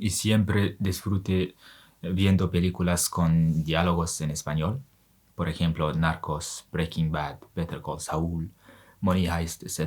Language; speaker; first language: Spanish; non-native, learner; Mongolian